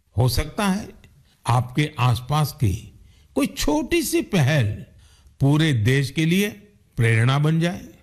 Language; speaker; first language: Hindi; non-native, local second language; Gujarati